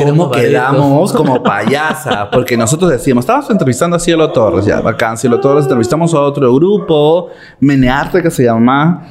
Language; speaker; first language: Spanish; native; Spanish